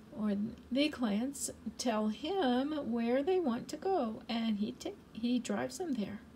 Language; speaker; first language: English; native; English